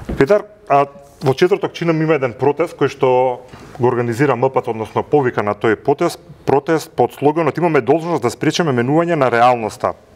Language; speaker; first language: Macedonian; native; Macedonian